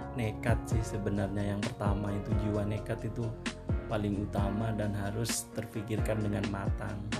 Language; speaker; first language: Indonesian; non-native, local second language; Madurese